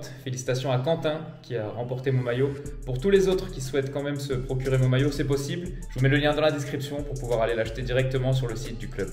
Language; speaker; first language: French; native; French